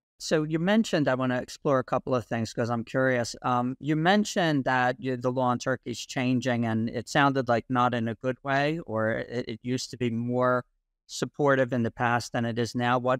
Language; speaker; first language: English; native; English